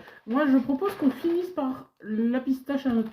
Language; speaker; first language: French; native; French